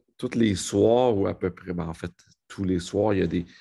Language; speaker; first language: French; native; French